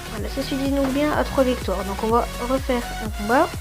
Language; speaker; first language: French; native; French